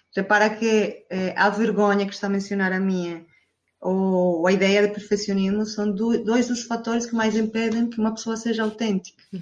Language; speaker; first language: Portuguese; non-native, fluent; Spanish